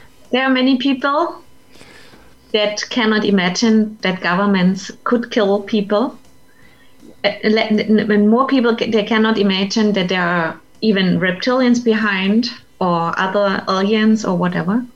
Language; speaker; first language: English; non-native, fluent; German